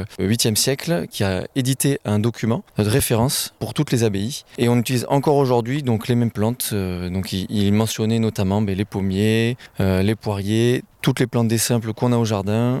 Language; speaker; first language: French; native; French